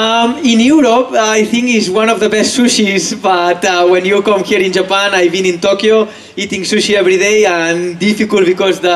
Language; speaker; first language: English; non-native, fluent; Spanish